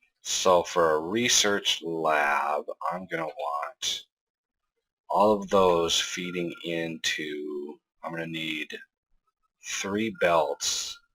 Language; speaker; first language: English; native; English